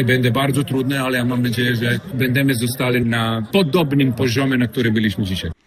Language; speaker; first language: Polish; non-native, fluent; Serbian